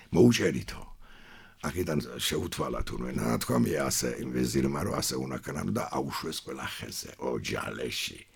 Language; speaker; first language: Georgian; non-native, local second language; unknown